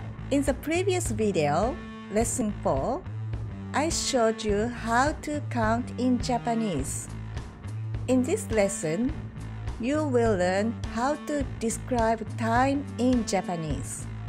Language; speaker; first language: English; non-native, fluent; Japanese